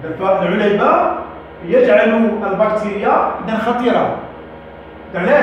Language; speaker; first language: Arabic; native; Arabic